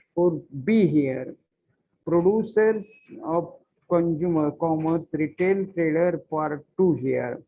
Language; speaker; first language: English; non-native, local second language; Marathi